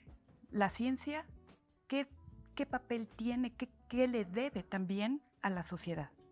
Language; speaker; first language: Spanish; native; Spanish